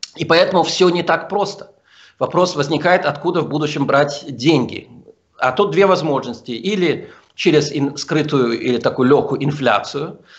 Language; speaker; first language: Russian; early bilingual, heritage; Russian